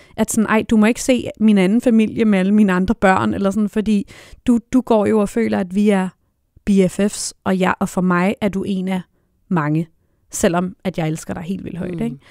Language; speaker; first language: Danish; native; Danish